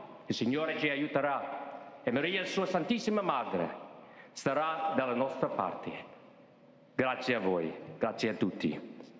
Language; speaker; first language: Italian; non-native, fluent; English